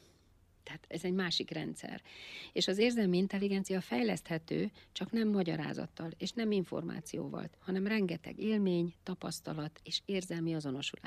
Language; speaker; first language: Hungarian; native; Hungarian